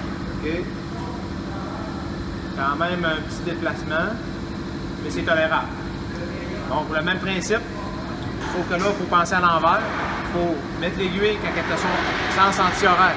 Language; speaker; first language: French; native; French